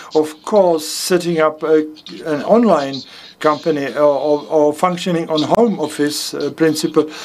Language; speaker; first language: English; non-native, fluent; Czech